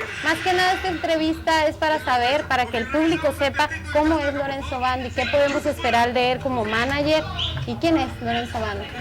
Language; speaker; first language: Spanish; native; Spanish